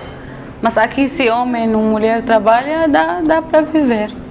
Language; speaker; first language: Portuguese; non-native, learner; Arabic